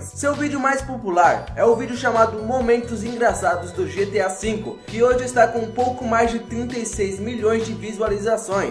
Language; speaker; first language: Portuguese; native; Portuguese